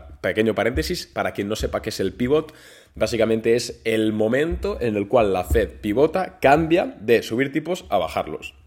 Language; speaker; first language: Spanish; native; Spanish